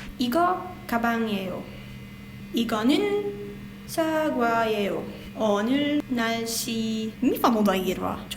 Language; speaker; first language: Korean; non-native, learner; Hungarian